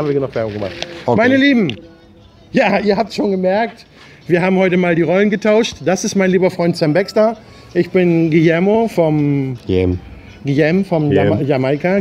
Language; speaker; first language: German; native; German